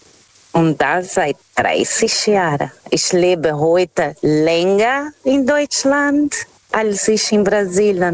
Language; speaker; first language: German; non-native, fluent; Portuguese